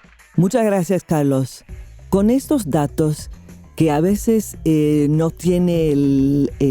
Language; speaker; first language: Spanish; non-native, fluent; English